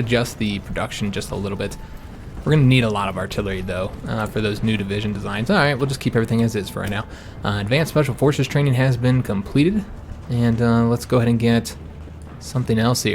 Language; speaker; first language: English; native; English